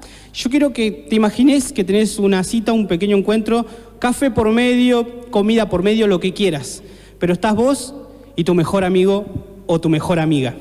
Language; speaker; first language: Spanish; native; Spanish